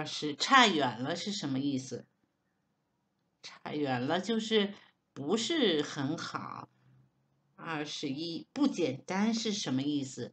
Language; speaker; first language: Chinese; non-native, learner; Hebrew